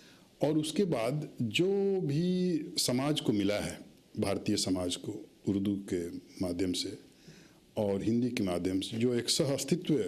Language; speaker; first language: Hindi; native; Hindi